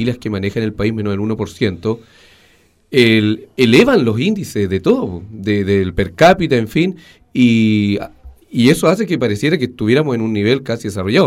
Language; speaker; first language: Spanish; native; Spanish